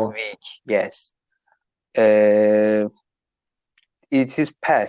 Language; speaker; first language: English; non-native, learner; Turkish